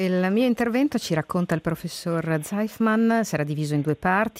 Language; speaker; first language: Italian; native; Italian